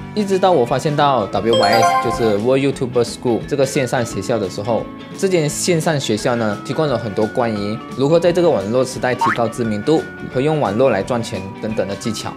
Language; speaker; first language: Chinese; native; Chinese